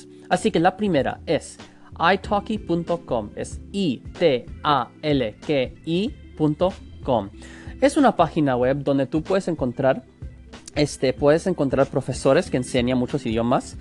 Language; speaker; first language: Spanish; non-native, fluent; English